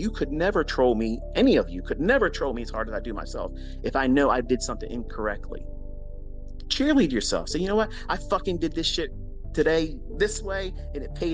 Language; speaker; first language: English; native; English